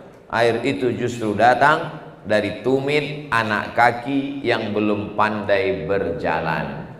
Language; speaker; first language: Malay; native; Malay